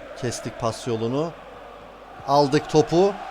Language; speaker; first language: Turkish; native; Turkish